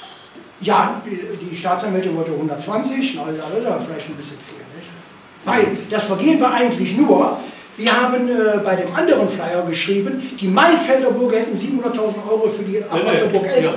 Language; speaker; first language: German; native; German